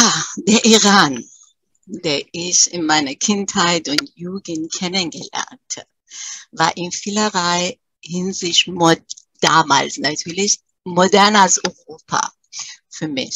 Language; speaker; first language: German; early bilingual, other home language; Persian